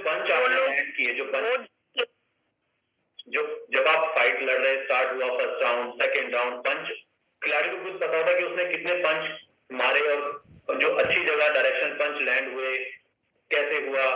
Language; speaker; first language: Hindi; native; Hindi